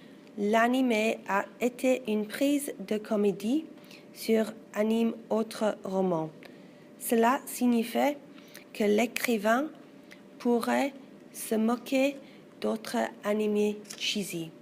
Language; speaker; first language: French; non-native, learner; English